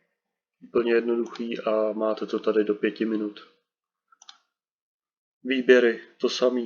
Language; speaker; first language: Czech; native; Czech